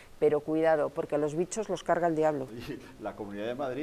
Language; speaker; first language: Spanish; native; Spanish